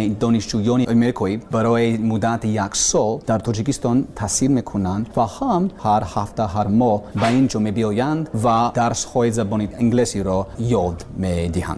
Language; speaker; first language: Persian; non-native, learner; English